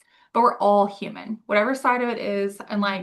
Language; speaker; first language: English; native; English